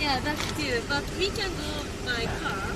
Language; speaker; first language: English; non-native, learner; Japanese